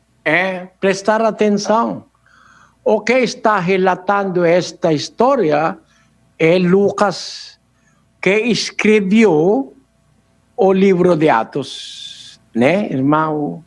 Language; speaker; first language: Portuguese; non-native, learner; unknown